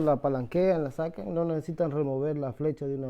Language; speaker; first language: Spanish; native; Spanish